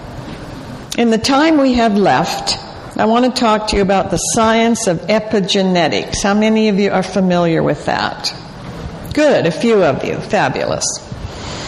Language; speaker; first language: English; native; English